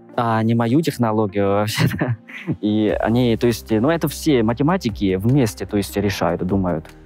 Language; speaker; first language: Russian; non-native, fluent; Chinese